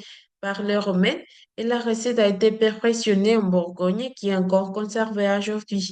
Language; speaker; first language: French; non-native, learner; Spanish